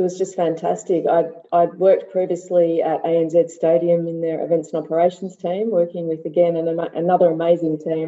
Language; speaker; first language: English; native; English